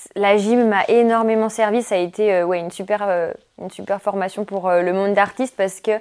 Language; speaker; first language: French; native; French